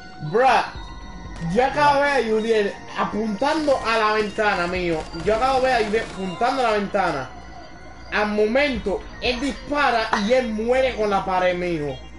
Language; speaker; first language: Spanish; early bilingual, heritage; Spanish